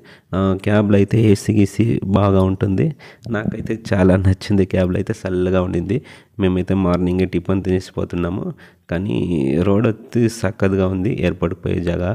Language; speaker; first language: Telugu; native; Telugu